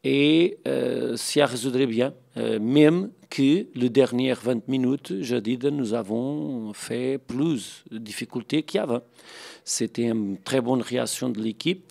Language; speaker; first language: French; non-native, fluent; Portuguese